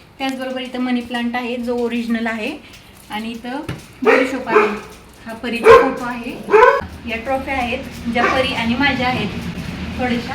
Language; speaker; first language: Marathi; native; Marathi